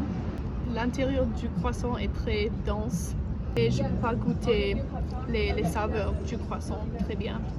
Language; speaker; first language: French; non-native, learner; English